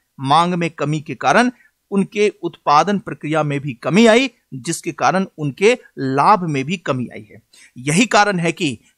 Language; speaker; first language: Hindi; native; Hindi